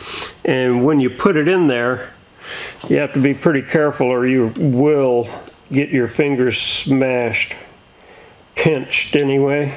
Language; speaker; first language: English; native; English